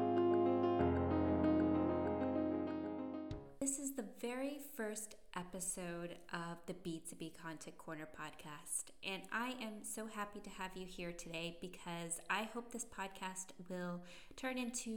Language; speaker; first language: English; native; English